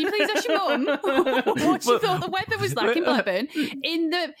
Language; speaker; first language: English; native; English